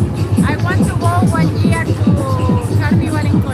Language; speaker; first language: English; non-native, fluent; Spanish